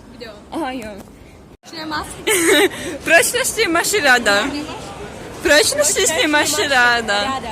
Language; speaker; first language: Czech; non-native, learner; Ukrainian